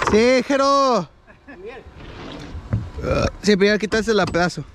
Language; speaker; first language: Spanish; early bilingual, heritage; Spanish